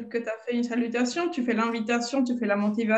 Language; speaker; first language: French; non-native, fluent; Spanish